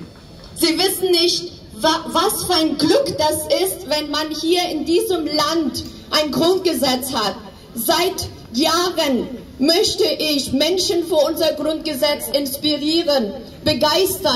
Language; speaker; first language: German; non-native, fluent; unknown